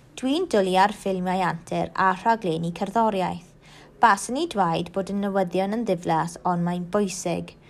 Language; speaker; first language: Welsh; non-native, local second language; English